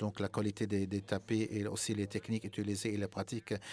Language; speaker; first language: French; non-native, fluent; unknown